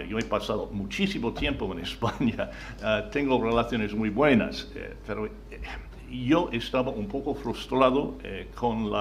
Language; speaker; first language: Spanish; non-native, fluent; English